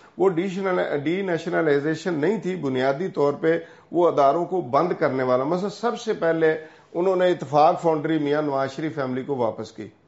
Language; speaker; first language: Urdu; non-native, local second language; Punjabi